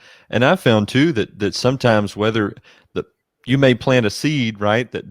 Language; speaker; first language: English; native; English